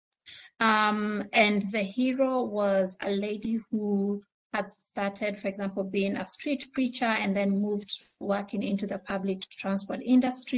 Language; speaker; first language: English; non-native, local second language; Swahili